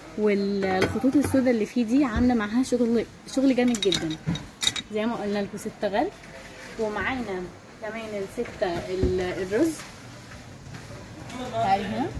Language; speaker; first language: Arabic; native; Arabic